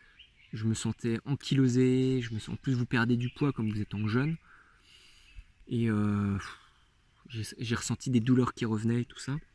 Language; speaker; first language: French; native; French